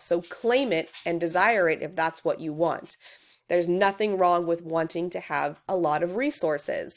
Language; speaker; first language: English; native; English